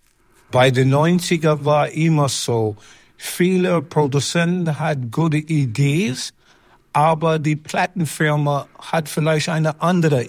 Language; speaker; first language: German; non-native, learner; English